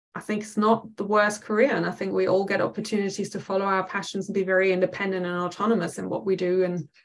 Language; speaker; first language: English; non-native, fluent; German